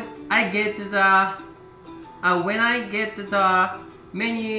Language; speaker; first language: English; non-native, learner; Japanese